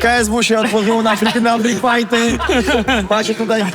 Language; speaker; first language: Polish; native; Polish